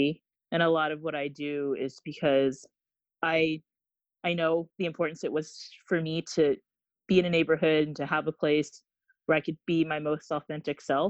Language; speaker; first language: English; native; English